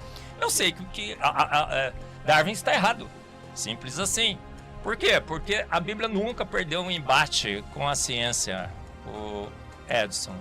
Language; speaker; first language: Portuguese; native; Portuguese